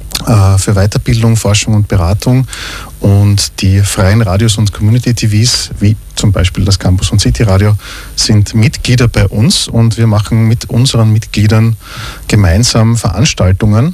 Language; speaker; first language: German; native; German